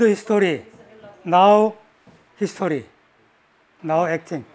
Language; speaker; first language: English; non-native, learner; Korean